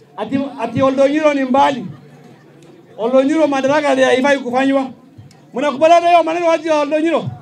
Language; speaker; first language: Swahili; non-native, local second language; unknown